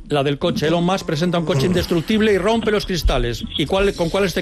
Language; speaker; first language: Spanish; native; Spanish